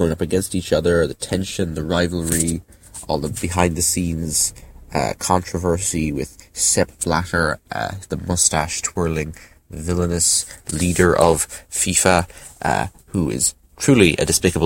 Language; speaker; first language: English; native; English